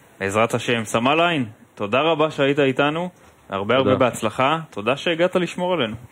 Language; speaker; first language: Hebrew; native; Hebrew